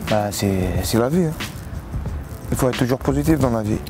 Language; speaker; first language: French; non-native, local second language; Arabic